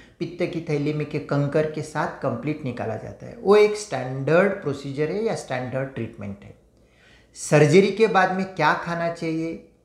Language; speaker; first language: Hindi; non-native, local second language; Marathi